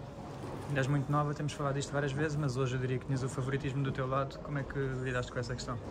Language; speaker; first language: Portuguese; native; Portuguese